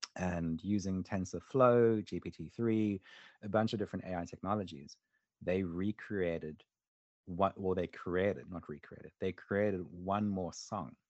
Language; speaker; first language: English; native; English